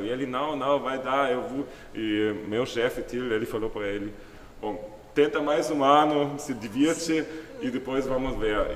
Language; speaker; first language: Portuguese; non-native, fluent; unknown